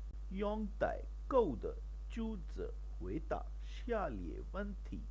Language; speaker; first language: Chinese; non-native, learner; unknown